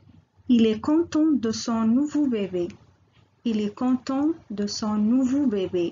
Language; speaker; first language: French; non-native, local second language; Arabic